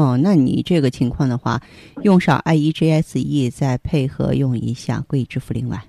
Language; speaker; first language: Chinese; native; Chinese